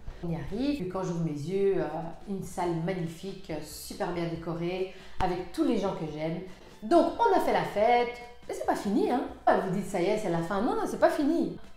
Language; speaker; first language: French; native; French